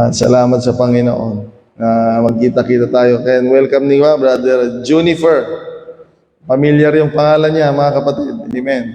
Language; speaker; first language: Filipino; native; Filipino